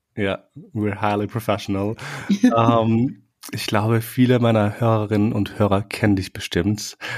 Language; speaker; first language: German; early bilingual, other home language; Albanian